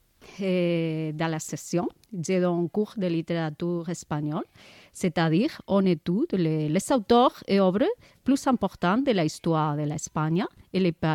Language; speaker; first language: French; non-native, learner; Spanish